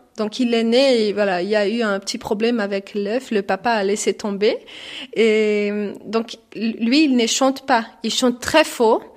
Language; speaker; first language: French; non-native, fluent; Portuguese